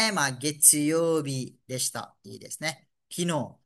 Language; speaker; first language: Japanese; non-native, fluent; Malay